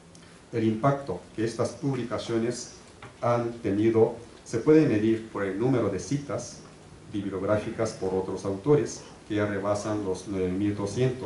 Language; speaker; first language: Spanish; native; Spanish